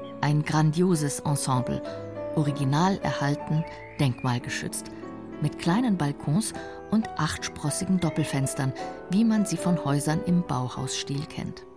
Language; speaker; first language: German; native; German